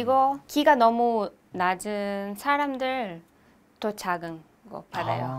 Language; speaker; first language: Korean; non-native, learner; Hebrew